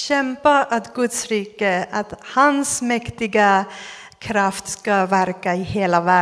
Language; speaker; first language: Swedish; non-native, fluent; Persian